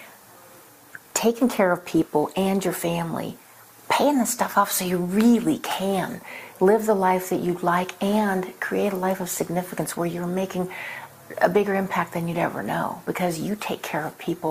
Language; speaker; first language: English; native; English